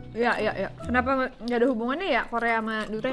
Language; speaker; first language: Indonesian; native; Indonesian